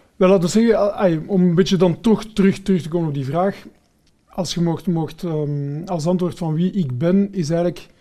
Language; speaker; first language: Dutch; early bilingual, other home language; Portuguese